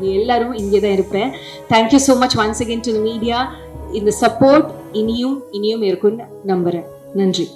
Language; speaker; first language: Tamil; non-native, fluent; Malayalam